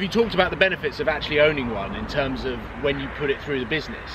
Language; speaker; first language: English; native; English